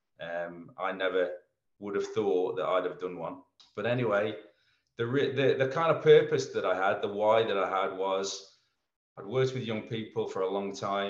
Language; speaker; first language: English; native; English